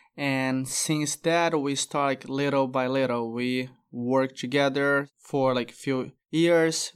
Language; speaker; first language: English; non-native, fluent; Portuguese